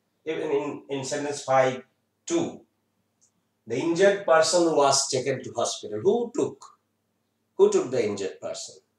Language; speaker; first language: English; non-native, local second language; Bangla